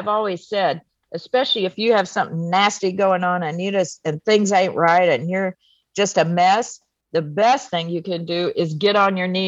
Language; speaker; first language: English; native; English